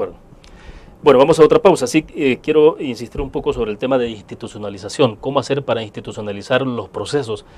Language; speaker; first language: Spanish; native; Spanish